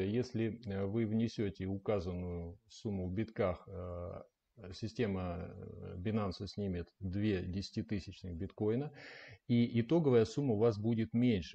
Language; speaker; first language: Russian; native; Russian